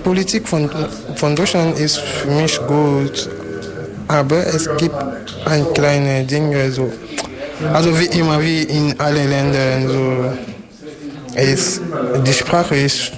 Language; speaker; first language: German; non-native, learner; French